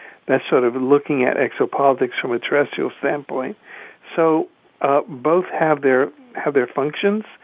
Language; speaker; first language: English; early bilingual, other home language; Spanish